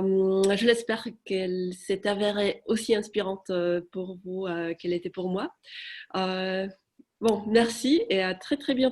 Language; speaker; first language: French; non-native, fluent; Polish